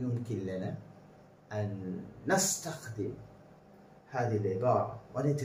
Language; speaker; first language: Arabic; non-native, fluent; Bangla